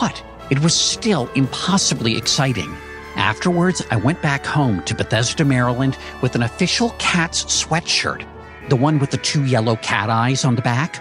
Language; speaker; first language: English; native; English